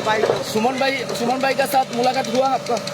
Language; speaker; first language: Hindi; non-native, learner; Bangla